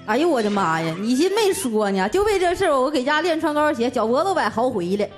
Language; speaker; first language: Chinese; native; Chinese